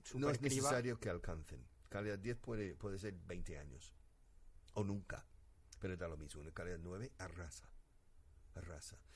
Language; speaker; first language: Spanish; non-native, fluent; English